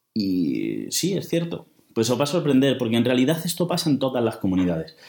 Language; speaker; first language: Spanish; native; Spanish